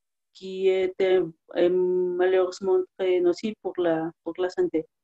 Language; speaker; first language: French; non-native, learner; Spanish